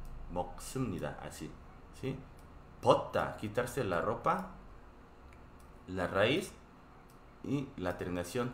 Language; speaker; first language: Spanish; non-native, fluent; Korean